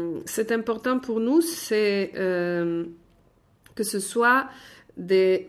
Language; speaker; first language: French; non-native, fluent; Italian